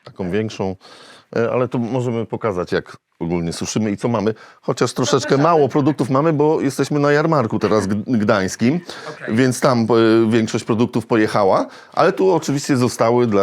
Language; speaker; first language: Polish; native; Polish